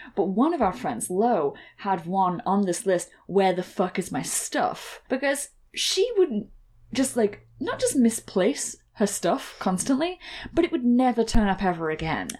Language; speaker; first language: English; native; English